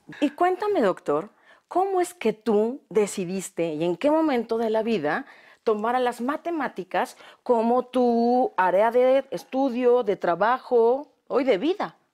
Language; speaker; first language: Spanish; native; Spanish